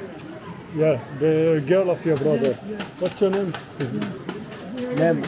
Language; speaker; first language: English; non-native, learner; French